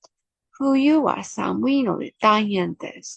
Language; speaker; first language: Japanese; non-native, fluent; Burmese